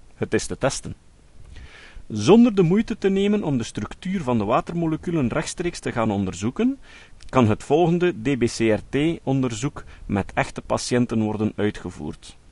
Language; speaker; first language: Dutch; native; Dutch